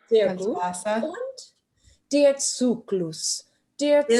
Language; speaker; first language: German; non-native, fluent; English